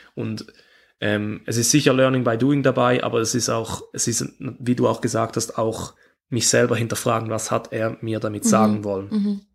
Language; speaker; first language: German; native; German